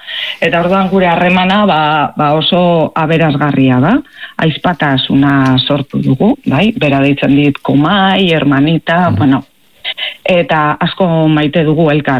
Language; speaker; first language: Basque; native; Basque